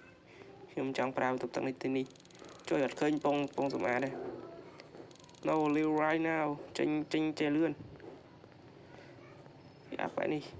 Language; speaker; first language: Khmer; native; Khmer